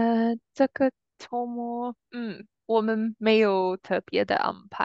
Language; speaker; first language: Chinese; non-native, learner; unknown